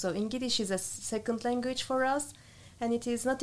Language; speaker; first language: English; non-native, fluent; Turkish